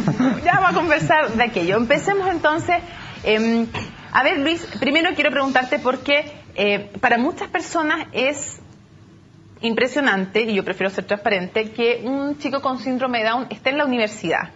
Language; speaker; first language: Spanish; native; Spanish